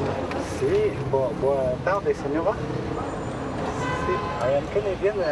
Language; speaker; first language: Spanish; non-native, learner; French